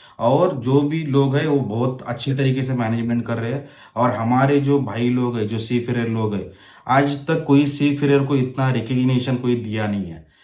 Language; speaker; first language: Hindi; non-native, local second language; Marathi